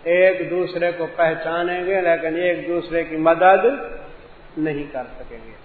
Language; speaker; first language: Urdu; non-native, local second language; Punjabi